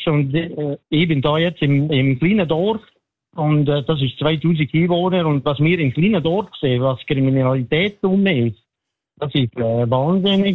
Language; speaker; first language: German; non-native, learner; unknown